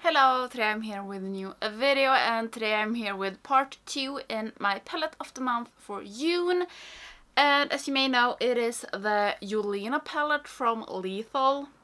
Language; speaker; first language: English; non-native, fluent; Swedish